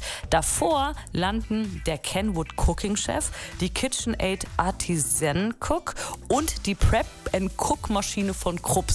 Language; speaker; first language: German; native; German